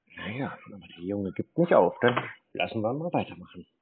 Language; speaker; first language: German; native; German